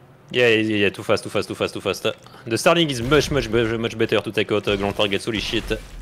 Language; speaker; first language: English; non-native, fluent; French